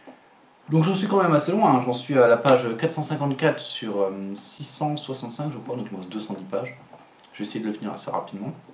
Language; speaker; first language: French; native; French